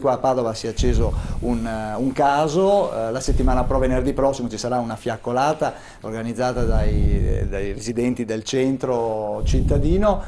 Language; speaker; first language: Italian; native; Italian